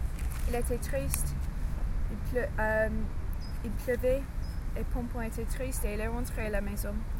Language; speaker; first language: French; non-native, learner; English